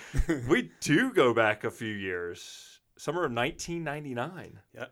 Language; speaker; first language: English; native; English